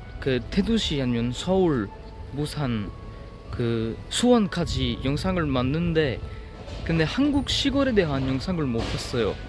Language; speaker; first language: Korean; non-native, learner; French